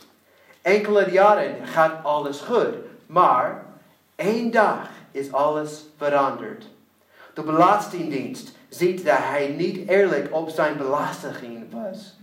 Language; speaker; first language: Dutch; non-native, learner; English